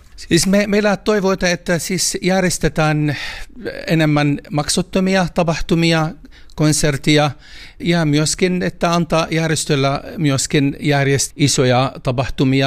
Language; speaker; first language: Finnish; non-native, fluent; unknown